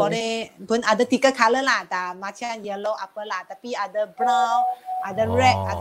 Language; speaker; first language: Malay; non-native, local second language; Chinese